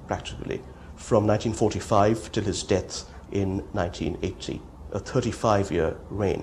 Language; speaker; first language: English; non-native, local second language; Bangla